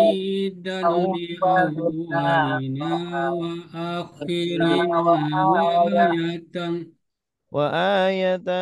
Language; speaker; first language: Arabic; non-native, fluent; Indonesian